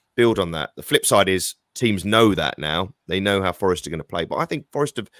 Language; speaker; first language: English; native; English